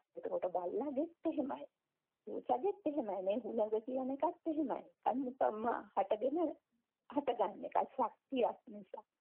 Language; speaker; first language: Sinhala; native; Sinhala